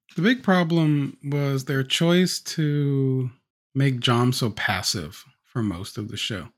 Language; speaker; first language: English; native; English